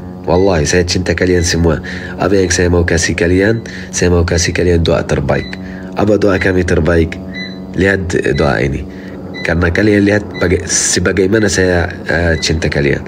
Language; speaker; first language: Indonesian; non-native, fluent; Arabic